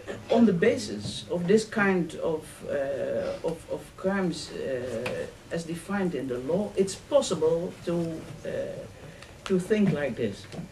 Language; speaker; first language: English; non-native, fluent; Dutch